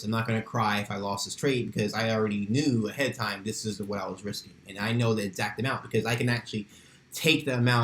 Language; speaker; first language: English; native; English